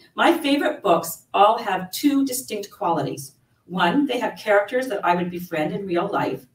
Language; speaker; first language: English; native; English